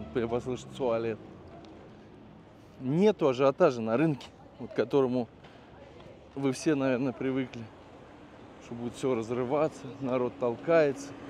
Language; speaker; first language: Russian; native; Russian